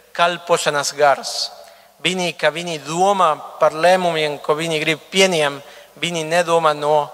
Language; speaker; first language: Latvian; non-native, fluent; Spanish